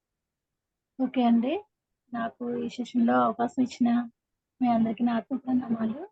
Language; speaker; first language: Telugu; native; Telugu